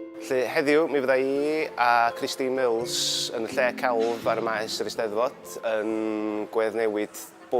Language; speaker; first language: Welsh; native; Welsh